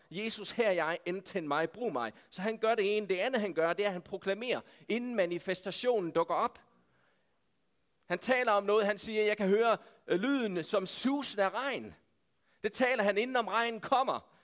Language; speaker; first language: Danish; native; Danish